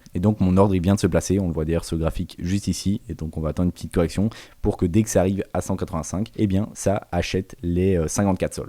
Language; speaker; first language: French; native; French